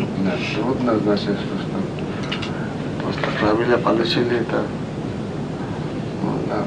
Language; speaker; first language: Russian; non-native, learner; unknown